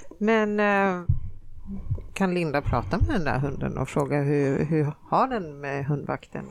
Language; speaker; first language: Swedish; native; Swedish